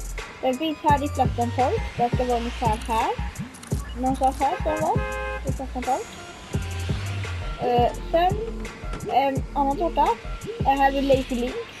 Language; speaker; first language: Swedish; native; Swedish